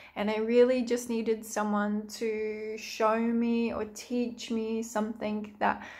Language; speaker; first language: English; native; English